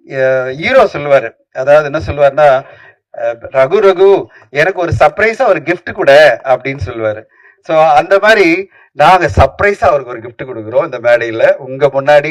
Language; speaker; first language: Tamil; native; Tamil